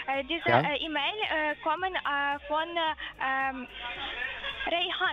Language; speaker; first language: German; non-native, learner; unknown